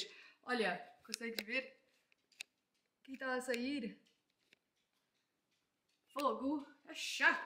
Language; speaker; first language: Portuguese; early bilingual, heritage; Portuguese